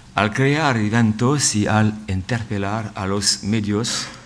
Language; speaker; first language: Spanish; non-native, learner; French